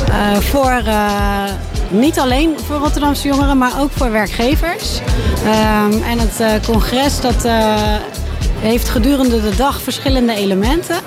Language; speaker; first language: Dutch; native; Dutch